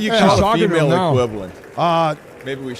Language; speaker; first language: English; native; English